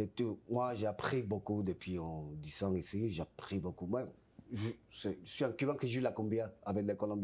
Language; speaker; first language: French; non-native, fluent; Spanish